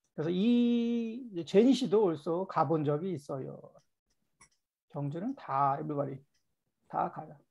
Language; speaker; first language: Korean; native; Korean